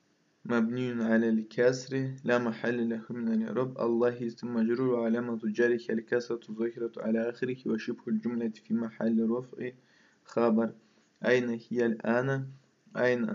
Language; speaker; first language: Arabic; non-native, fluent; Russian